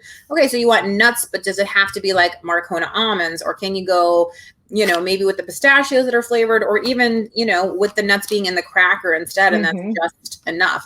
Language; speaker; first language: English; native; English